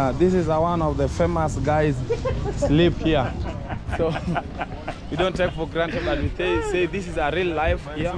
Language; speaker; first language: English; non-native, learner; Swahili